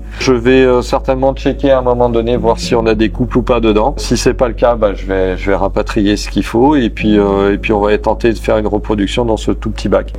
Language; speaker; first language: French; native; French